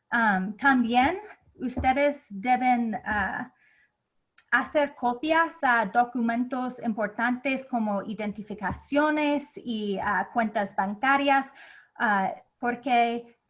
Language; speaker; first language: Spanish; non-native, fluent; English